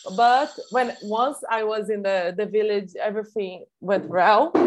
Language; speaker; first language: English; non-native, fluent; Portuguese